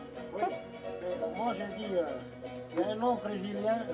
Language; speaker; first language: French; non-native, local second language; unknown